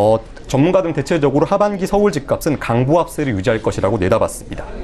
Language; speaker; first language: Korean; native; Korean